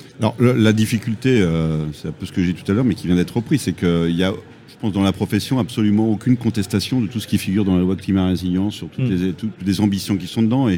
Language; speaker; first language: French; native; French